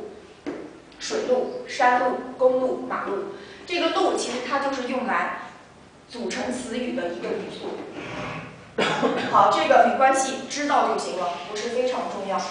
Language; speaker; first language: Chinese; native; Chinese